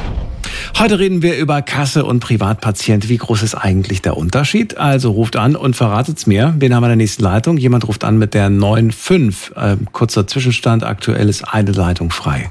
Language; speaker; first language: German; native; German